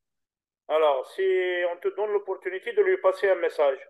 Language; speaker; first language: French; native; French